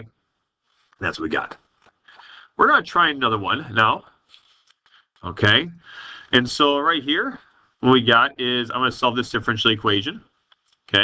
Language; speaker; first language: English; native; English